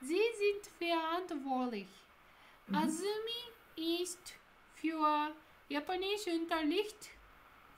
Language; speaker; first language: German; non-native, learner; Japanese